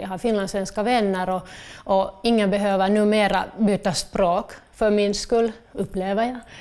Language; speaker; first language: Swedish; non-native, local second language; Finnish